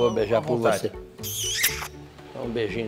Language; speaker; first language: Portuguese; non-native, fluent; French